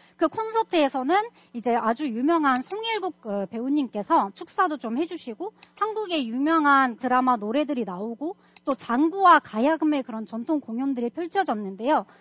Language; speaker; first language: Korean; non-native, fluent; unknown